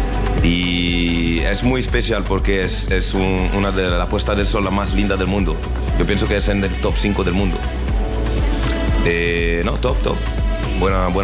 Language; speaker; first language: Spanish; non-native, learner; French